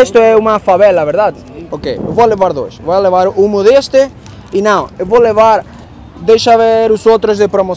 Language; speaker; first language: Portuguese; non-native, learner; Spanish